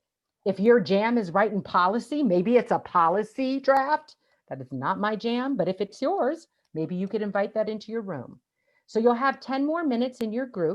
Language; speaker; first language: English; native; English